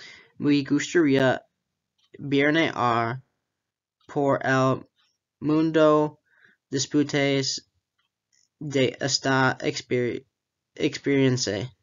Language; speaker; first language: Spanish; non-native, learner; English